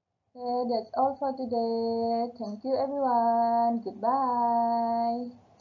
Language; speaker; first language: English; non-native, local second language; Malay